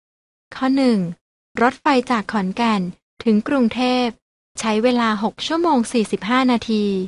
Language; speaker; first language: Thai; native; Thai